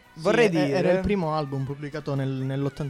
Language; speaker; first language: Italian; native; Italian